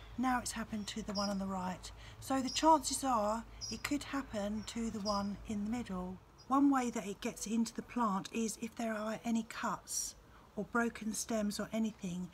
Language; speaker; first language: English; native; English